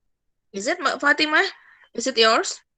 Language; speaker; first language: English; non-native, fluent; Indonesian